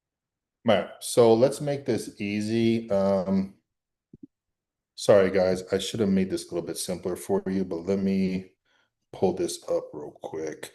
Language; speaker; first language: English; native; English